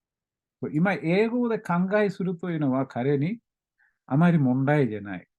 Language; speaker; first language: Japanese; non-native, learner; Malayalam